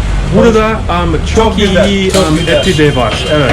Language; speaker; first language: Turkish; non-native, learner; English